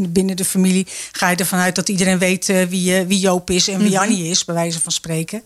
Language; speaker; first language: Dutch; native; Dutch